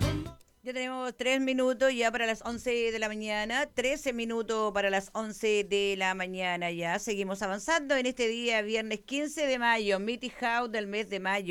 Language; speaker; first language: Spanish; native; Spanish